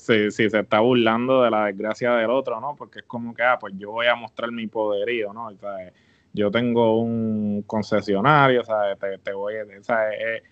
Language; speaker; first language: Spanish; native; Spanish